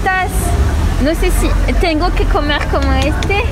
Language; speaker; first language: Spanish; non-native, learner; French